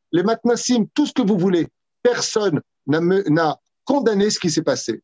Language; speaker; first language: French; native; French